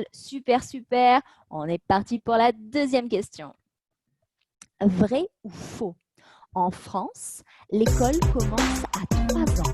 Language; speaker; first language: French; native; French